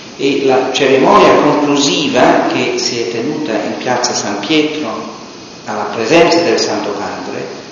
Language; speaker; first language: Italian; non-native, fluent; English